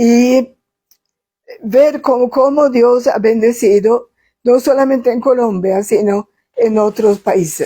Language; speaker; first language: Spanish; non-native, fluent; Swedish